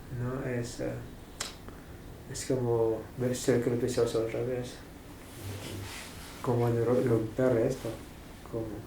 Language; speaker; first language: Spanish; non-native, fluent; English